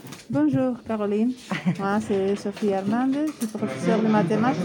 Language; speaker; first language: French; non-native, learner; Spanish